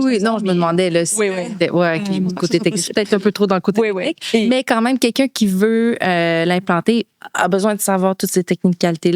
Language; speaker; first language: French; native; French